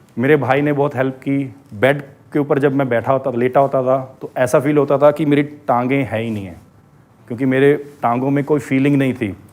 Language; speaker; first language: Hindi; non-native, local second language; Punjabi